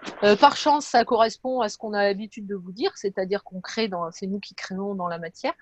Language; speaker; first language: French; native; French